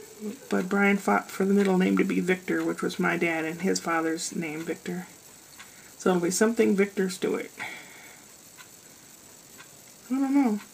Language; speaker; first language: English; native; English